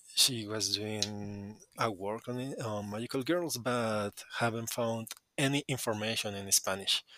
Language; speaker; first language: English; non-native, fluent; Spanish